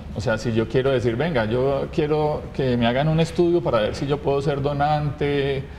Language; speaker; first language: Spanish; native; Spanish